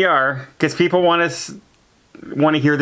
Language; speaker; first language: English; native; English